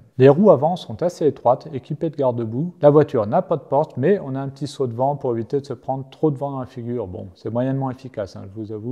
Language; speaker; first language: French; native; French